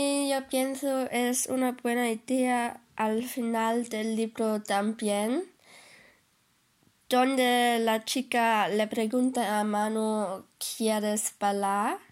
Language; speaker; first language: Spanish; non-native, learner; German